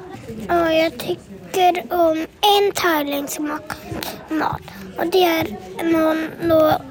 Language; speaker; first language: Swedish; early bilingual, other home language; Finnish